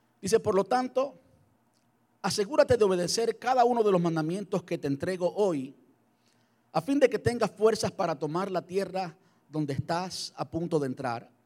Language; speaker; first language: Spanish; native; Spanish